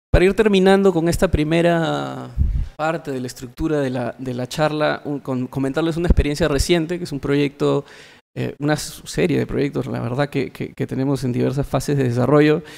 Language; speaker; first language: Spanish; native; Spanish